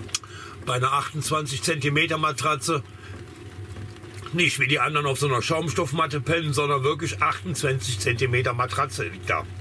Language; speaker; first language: German; native; German